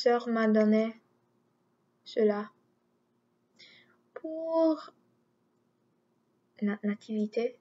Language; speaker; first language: French; non-native, learner; English